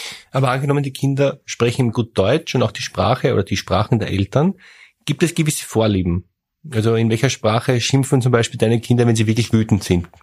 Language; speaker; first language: German; native; German